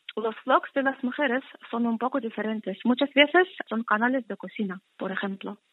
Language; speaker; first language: Spanish; non-native, fluent; Russian